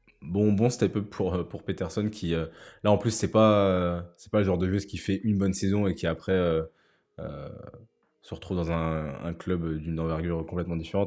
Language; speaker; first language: French; native; French